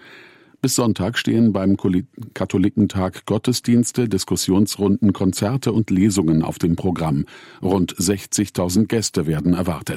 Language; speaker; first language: German; native; German